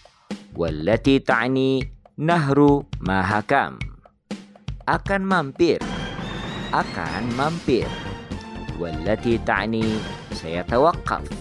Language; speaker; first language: Arabic; non-native, fluent; Indonesian